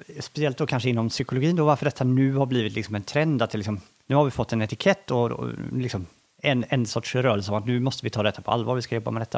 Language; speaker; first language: Swedish; native; Swedish